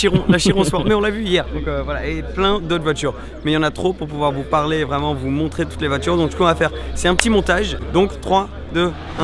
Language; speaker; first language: French; native; French